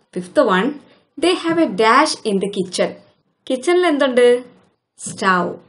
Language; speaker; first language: English; non-native, local second language; Malayalam